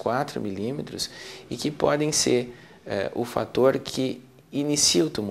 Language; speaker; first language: Portuguese; native; Portuguese